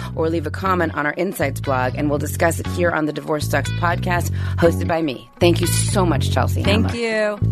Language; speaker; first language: English; native; English